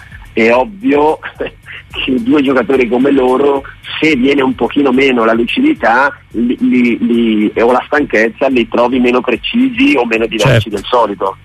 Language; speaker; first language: Italian; native; Italian